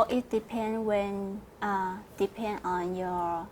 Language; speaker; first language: English; non-native, learner; Vietnamese